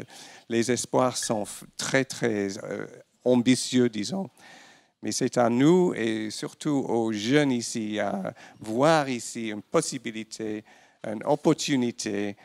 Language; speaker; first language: French; non-native, fluent; English